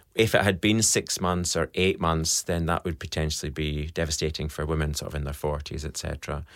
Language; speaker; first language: English; native; English